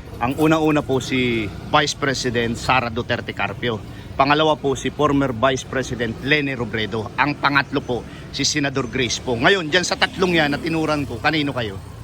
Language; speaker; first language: Filipino; native; Filipino